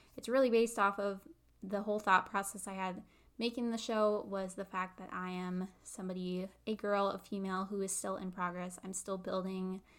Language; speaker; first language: English; native; English